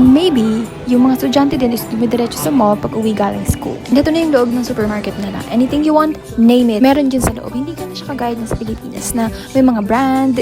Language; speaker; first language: Filipino; native; Filipino